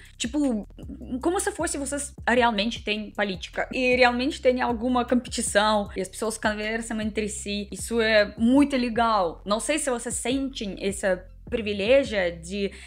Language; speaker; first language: Portuguese; non-native, fluent; Russian